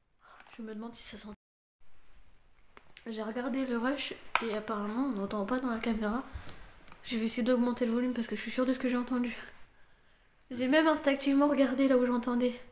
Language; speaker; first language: French; native; French